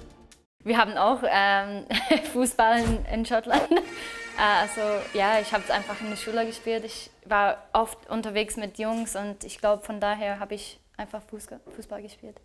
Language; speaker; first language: German; non-native, learner; English